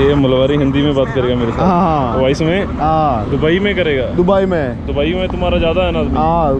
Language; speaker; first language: Hindi; non-native, local second language; Punjabi